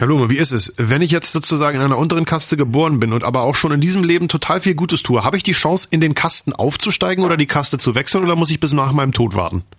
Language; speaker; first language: German; native; German